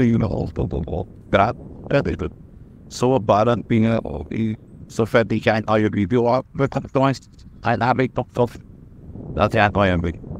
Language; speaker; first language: German; non-native, learner; Portuguese